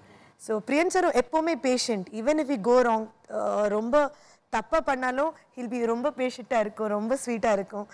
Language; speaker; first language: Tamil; non-native, fluent; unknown